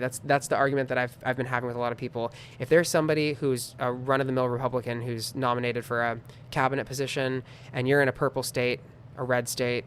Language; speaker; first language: English; native; English